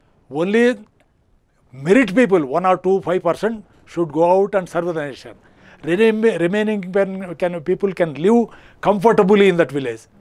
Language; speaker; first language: English; non-native, local second language; Telugu